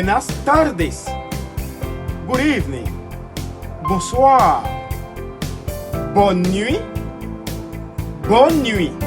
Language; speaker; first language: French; non-native, local second language; Haitian Creole